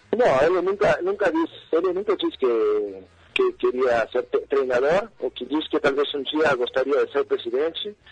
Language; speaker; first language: Portuguese; non-native, fluent; Spanish